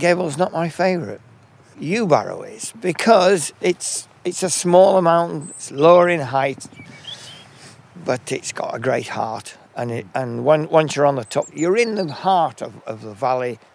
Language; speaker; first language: English; native; English